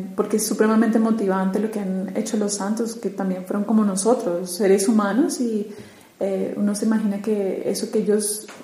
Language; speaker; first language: Spanish; native; Spanish